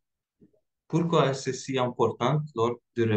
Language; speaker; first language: French; non-native, fluent; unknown